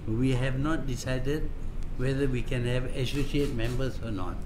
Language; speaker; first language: English; non-native, local second language; Malay